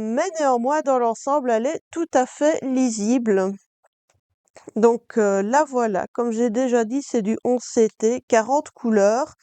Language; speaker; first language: French; native; French